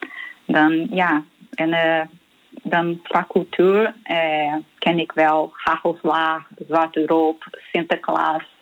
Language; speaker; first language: Dutch; non-native, fluent; Portuguese